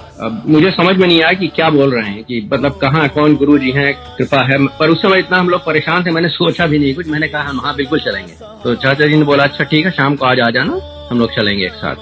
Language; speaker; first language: Hindi; native; Hindi